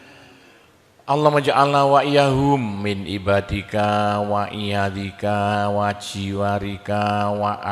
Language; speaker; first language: Indonesian; non-native, local second language; Javanese